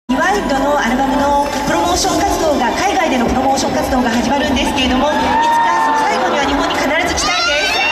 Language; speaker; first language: Japanese; native; Japanese